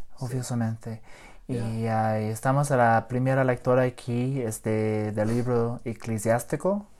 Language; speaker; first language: Spanish; early bilingual, heritage; English